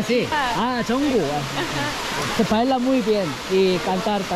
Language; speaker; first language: Spanish; non-native, learner; Korean